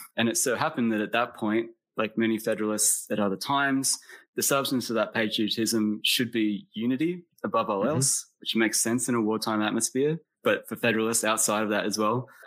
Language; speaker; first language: English; native; English